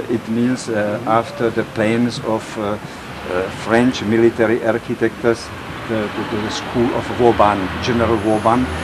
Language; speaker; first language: English; non-native, fluent; Czech